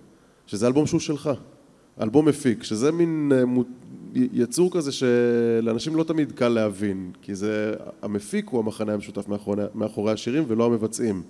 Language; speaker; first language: Hebrew; native; Hebrew